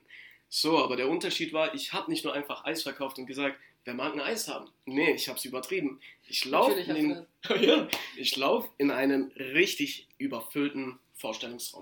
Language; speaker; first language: German; native; German